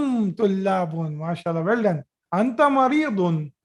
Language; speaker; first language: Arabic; non-native, fluent; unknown